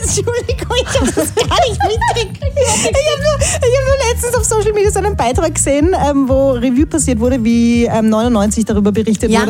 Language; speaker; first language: German; native; German